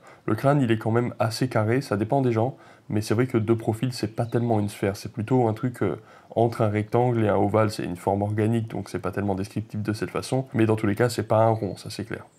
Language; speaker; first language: French; native; French